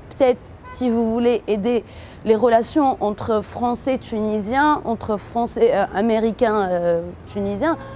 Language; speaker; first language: French; non-native, local second language; Arabic